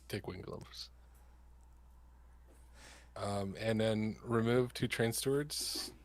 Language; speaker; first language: English; native; English